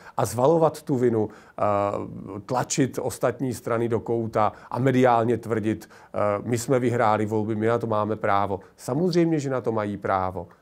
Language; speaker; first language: Czech; native; Czech